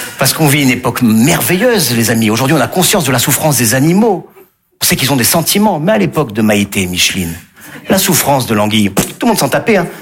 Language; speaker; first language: French; native; French